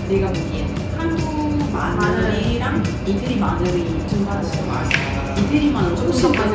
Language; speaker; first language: Korean; non-native, learner; Italian